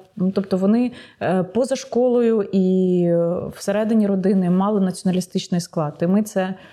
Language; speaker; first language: Ukrainian; non-native, local second language; Russian